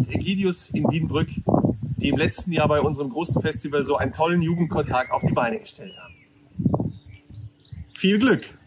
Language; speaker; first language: German; native; German